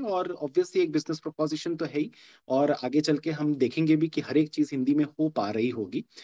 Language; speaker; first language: Hindi; non-native, local second language; Bangla